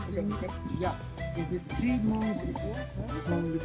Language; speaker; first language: English; non-native, learner; Spanish